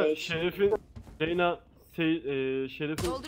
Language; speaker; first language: Turkish; native; Turkish